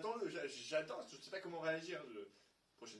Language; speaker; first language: French; native; French